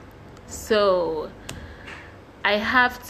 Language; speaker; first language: English; non-native, local second language; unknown